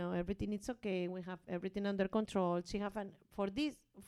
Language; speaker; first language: English; non-native, learner; Spanish